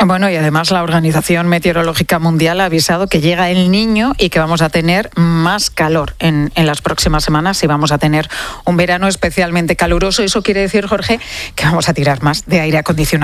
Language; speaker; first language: Spanish; native; Spanish